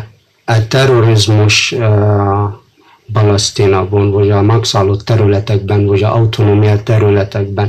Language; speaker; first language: Hungarian; non-native, fluent; Arabic